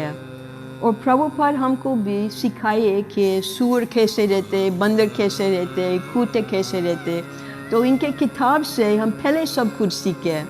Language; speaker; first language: Hindi; non-native, learner; English